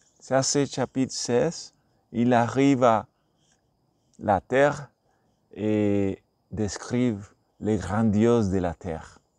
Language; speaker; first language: French; non-native, learner; Spanish